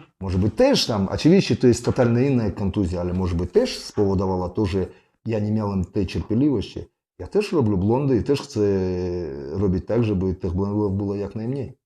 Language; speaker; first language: Polish; non-native, fluent; Russian